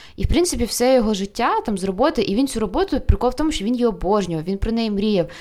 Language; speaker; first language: Ukrainian; non-native, local second language; Russian